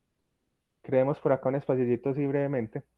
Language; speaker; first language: Spanish; native; Spanish